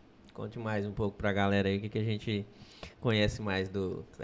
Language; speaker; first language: Portuguese; native; Portuguese